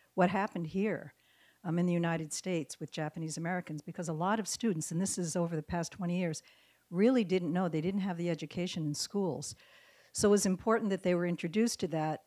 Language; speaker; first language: English; native; English